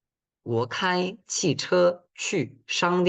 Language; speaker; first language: Chinese; non-native, fluent; Spanish